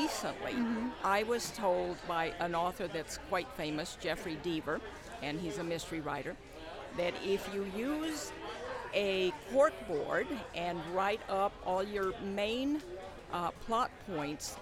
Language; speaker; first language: English; non-native, fluent; Spanish